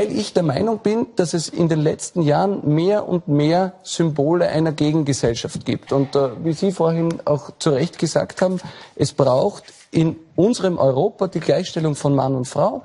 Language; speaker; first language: German; native; German